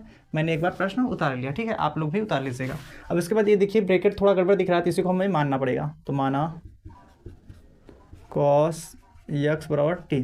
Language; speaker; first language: Hindi; native; Hindi